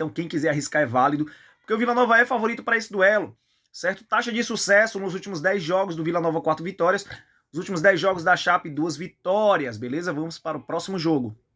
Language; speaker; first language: Portuguese; native; Portuguese